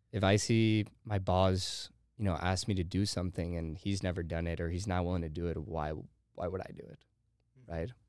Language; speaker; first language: English; early bilingual, heritage; Spanish